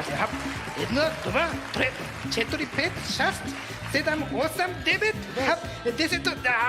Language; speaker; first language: Bulgarian; non-native, learner; Japanese